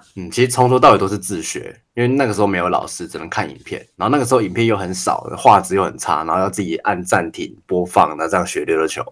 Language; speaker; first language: Chinese; native; Chinese